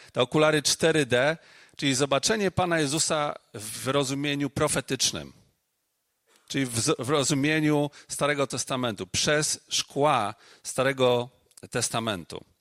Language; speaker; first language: Polish; native; Polish